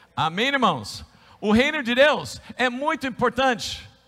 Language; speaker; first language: Portuguese; non-native, fluent; English